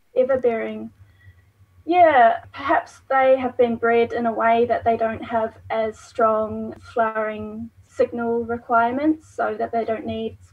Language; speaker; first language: English; native; English